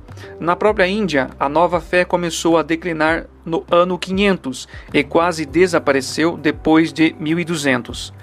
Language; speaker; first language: Portuguese; native; Portuguese